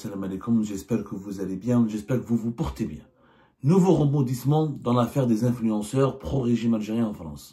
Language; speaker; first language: French; non-native, local second language; Arabic